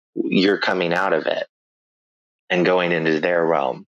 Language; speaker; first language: English; native; English